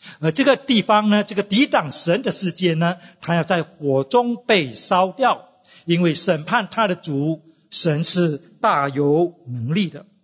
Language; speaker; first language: Chinese; native; Chinese